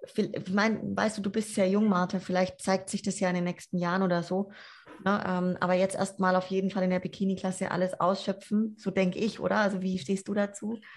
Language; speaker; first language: German; native; German